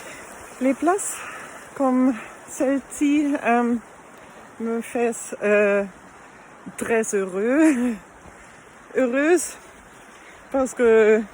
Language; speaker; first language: French; non-native, fluent; German